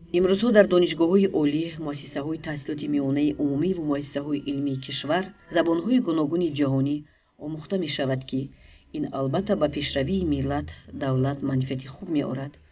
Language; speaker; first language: Tajik; native; Tajik